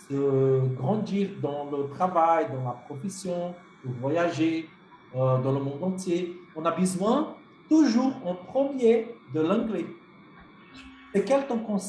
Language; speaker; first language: French; non-native, fluent; Portuguese